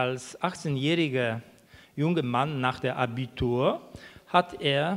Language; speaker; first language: German; non-native, fluent; Polish